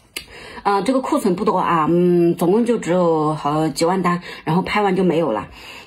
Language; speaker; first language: Chinese; native; Chinese